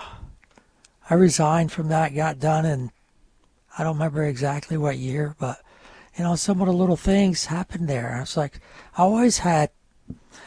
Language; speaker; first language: English; non-native, local second language; French